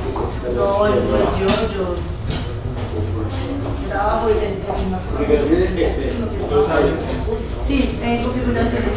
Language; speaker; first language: Spanish; native; Spanish